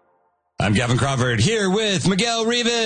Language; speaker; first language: English; native; English